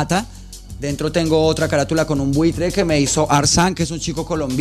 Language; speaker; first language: Spanish; native; Spanish